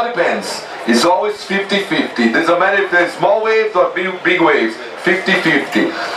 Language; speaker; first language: English; non-native, learner; Portuguese